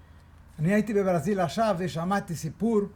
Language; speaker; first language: Hebrew; non-native, fluent; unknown